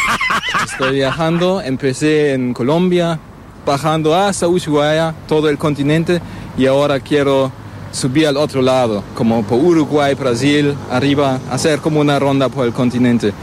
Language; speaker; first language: Spanish; non-native, fluent; German